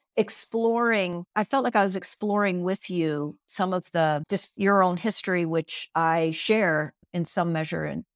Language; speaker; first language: English; native; English